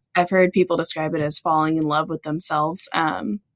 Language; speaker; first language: English; native; English